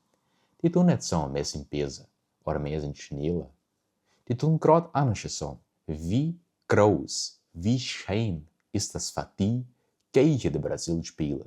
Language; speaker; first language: German; early bilingual, heritage; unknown